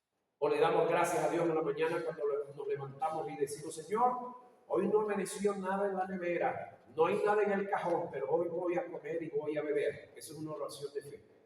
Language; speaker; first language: Spanish; native; Spanish